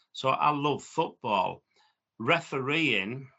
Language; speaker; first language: English; native; English